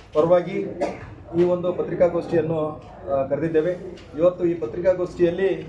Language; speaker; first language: Kannada; non-native, local second language; Lambadi